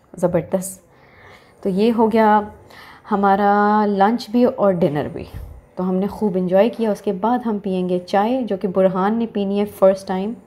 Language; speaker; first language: Urdu; native; Urdu